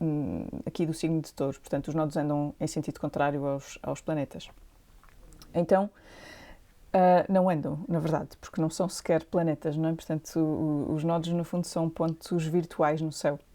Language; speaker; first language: Portuguese; native; Portuguese